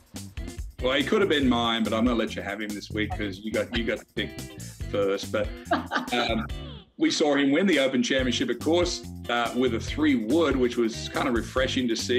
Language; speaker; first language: English; native; English